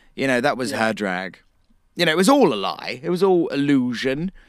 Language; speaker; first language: English; native; English